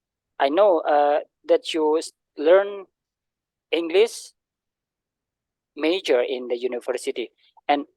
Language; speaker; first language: English; non-native, learner; Indonesian